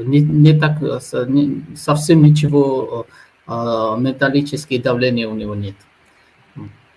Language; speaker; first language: Russian; non-native, fluent; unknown